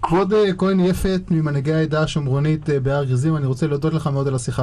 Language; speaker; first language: Hebrew; native; Hebrew